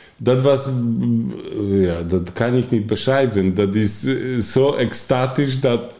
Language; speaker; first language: Dutch; non-native, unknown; Polish